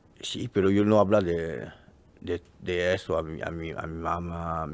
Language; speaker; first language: Spanish; non-native, learner; French